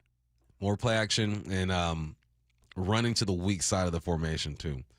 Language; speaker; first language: English; native; English